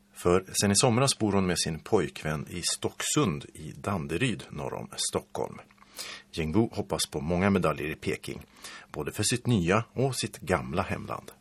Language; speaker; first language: Swedish; native; Swedish